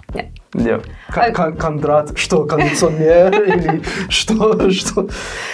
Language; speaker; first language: Russian; non-native, fluent; English